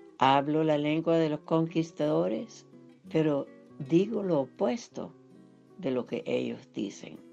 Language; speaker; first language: Spanish; non-native, fluent; English